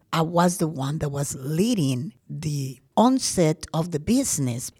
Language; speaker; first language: English; non-native, fluent; Spanish